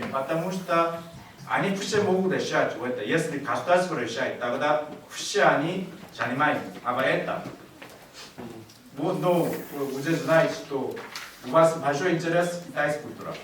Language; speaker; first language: Russian; non-native, learner; Korean